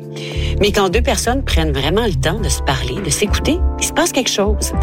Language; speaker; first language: French; native; French